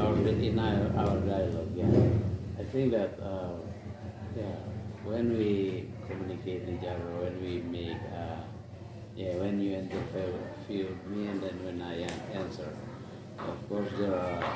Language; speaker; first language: English; non-native, fluent; Indonesian